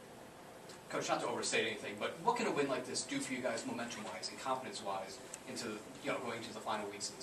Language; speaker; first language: English; native; English